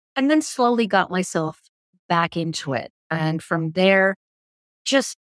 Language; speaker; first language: English; native; English